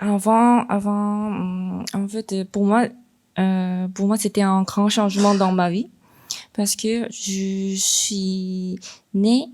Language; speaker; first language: French; non-native, fluent; Korean